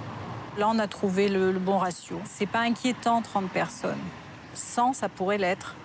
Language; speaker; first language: French; native; French